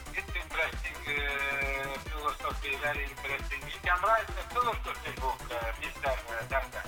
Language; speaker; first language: English; non-native, learner; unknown